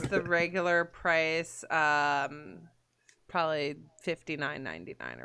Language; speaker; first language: English; native; English